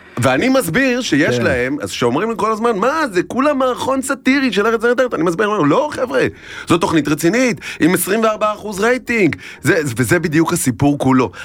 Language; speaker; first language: Hebrew; native; Hebrew